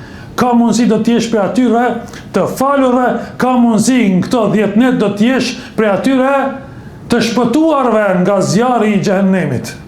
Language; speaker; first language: Albanian; native; Albanian